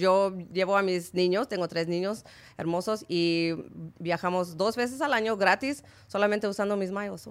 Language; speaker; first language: Spanish; early bilingual, heritage; Spanish